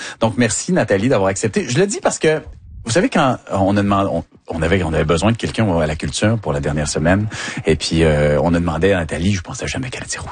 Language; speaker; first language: French; native; French